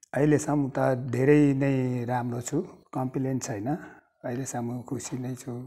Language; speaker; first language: Nepali; non-native, local second language; Sherpa